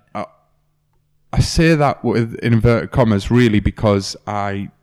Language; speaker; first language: English; native; English